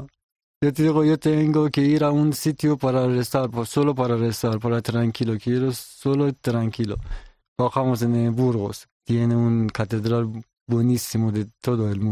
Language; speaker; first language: Spanish; non-native, learner; Persian